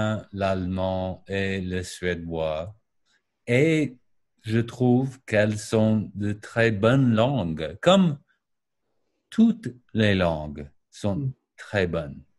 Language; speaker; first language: French; non-native, learner; English